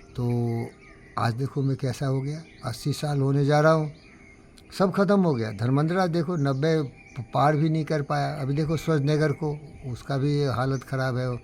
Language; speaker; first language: Hindi; non-native, local second language; Bangla